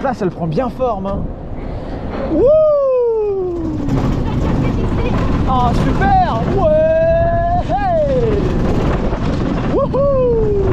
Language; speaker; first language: French; native; French